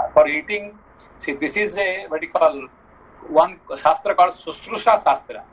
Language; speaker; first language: English; non-native, local second language; Nepali